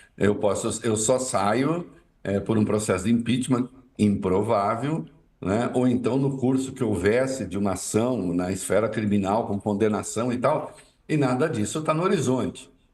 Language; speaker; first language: Portuguese; native; Portuguese